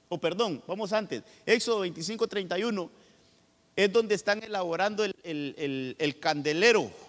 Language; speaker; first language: Spanish; native; Spanish